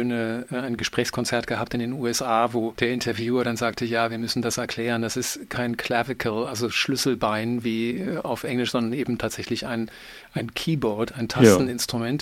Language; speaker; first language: German; native; German